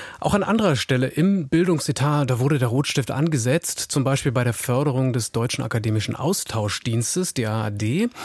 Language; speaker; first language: German; native; German